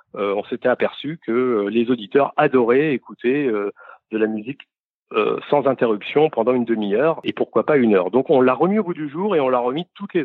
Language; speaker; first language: French; native; French